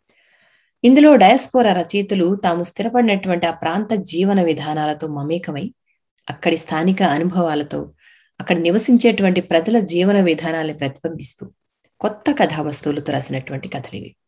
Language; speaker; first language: Telugu; native; Telugu